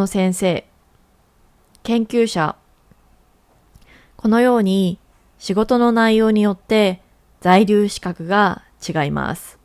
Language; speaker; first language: Japanese; native; Japanese